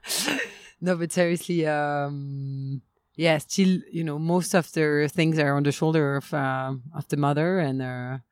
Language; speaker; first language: English; non-native, fluent; French